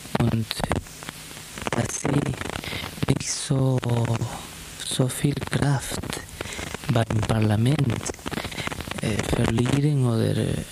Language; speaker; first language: German; non-native, fluent; Spanish